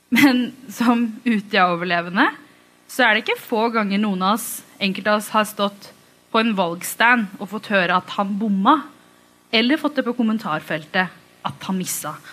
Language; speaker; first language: Norwegian; early bilingual, other home language; Tamil